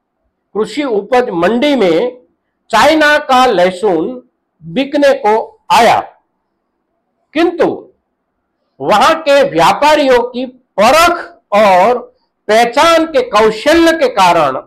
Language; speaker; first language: Hindi; non-native, local second language; Gujarati